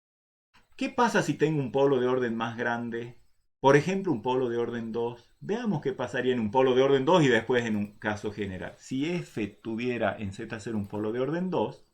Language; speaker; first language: Spanish; native; Spanish